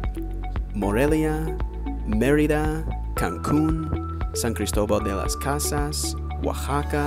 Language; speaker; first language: Spanish; non-native, fluent; English